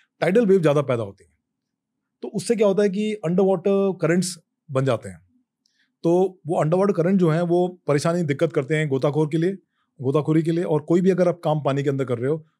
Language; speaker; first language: Hindi; native; Hindi